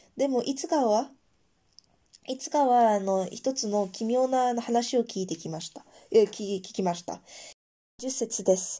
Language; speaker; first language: Japanese; non-native, fluent; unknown